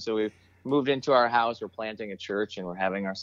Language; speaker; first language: English; native; English